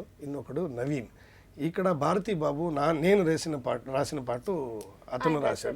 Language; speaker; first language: Telugu; non-native, learner; Kannada